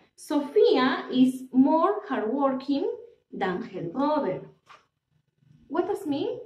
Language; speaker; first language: English; non-native, learner; Spanish